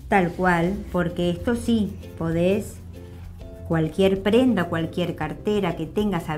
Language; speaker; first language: Spanish; native; Spanish